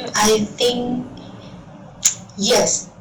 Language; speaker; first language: English; non-native, learner; Thai